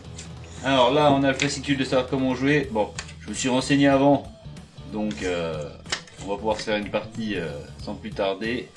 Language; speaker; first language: French; native; French